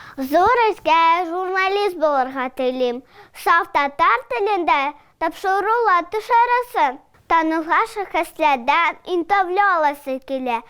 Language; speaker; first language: Tatar; native; Tatar